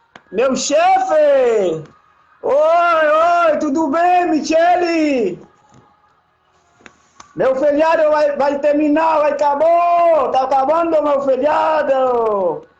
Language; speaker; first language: Portuguese; non-native, learner; Haitian Creole